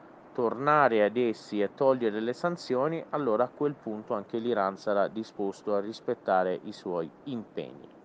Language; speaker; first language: Italian; non-native, fluent; Persian